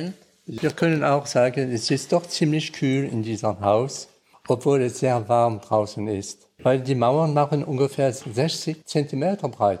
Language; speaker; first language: German; non-native, learner; French